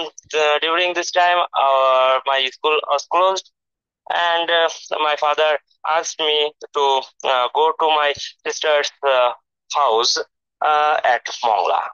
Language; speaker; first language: English; non-native, learner; Bangla